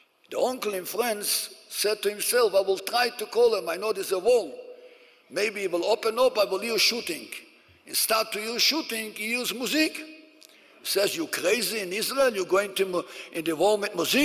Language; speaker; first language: English; non-native, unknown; Hebrew